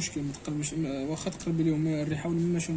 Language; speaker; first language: Arabic; native; Arabic